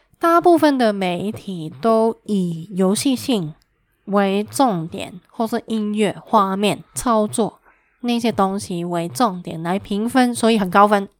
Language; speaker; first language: Chinese; native; Chinese